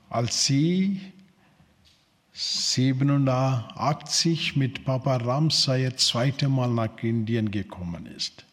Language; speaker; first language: German; non-native, learner; Telugu